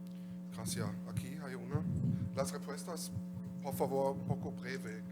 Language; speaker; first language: Spanish; non-native, learner; German